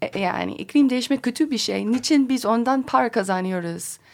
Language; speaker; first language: Turkish; non-native, learner; English